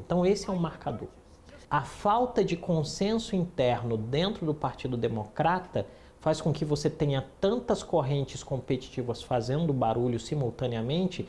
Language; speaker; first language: Portuguese; native; Portuguese